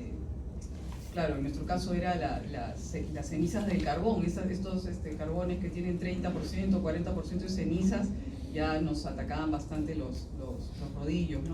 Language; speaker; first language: Spanish; native; Spanish